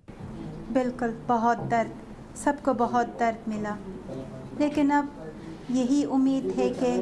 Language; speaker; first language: Hindi; non-native, fluent; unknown